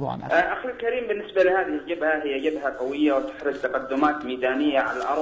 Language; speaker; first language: Arabic; native; Arabic